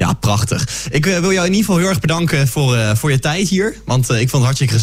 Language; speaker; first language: Dutch; native; Dutch